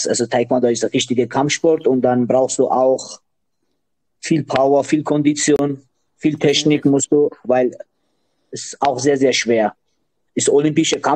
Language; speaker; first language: German; non-native, learner; Georgian